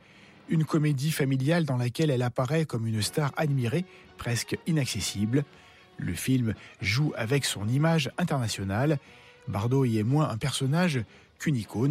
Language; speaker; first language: French; native; French